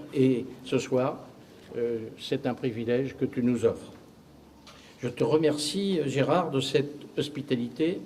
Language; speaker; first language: French; native; French